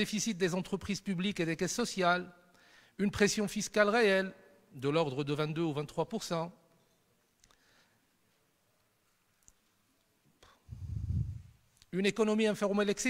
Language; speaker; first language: French; non-native, local second language; Arabic